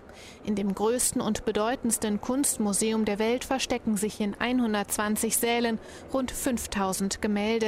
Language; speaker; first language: German; native; German